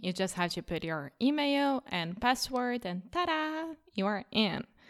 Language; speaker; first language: English; non-native, fluent; Portuguese